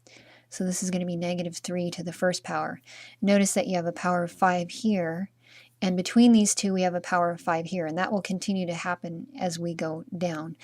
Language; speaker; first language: English; native; English